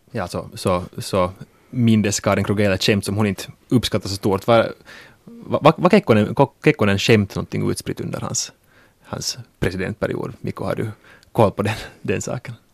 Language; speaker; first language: Swedish; native; Swedish